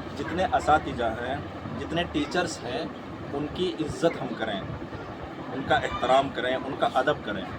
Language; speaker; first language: Urdu; native; Urdu